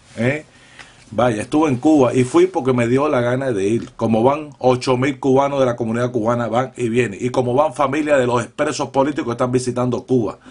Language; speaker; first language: Spanish; native; Spanish